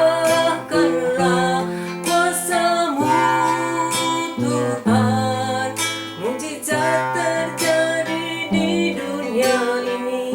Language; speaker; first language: Indonesian; native; Indonesian